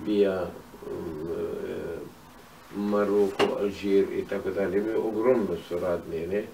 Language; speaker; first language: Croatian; non-native, fluent; Arabic